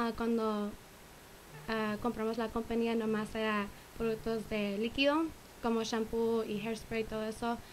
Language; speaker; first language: Spanish; early bilingual, other home language; English